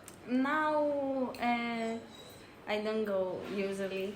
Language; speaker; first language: English; non-native, learner; Greek